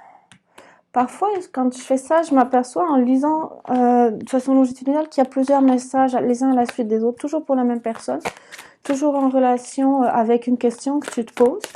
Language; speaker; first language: French; native; French